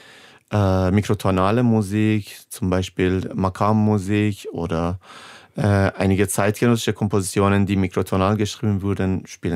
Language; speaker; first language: German; non-native, fluent; Persian